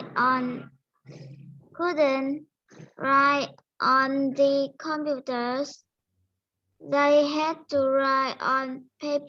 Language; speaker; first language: English; non-native, learner; Vietnamese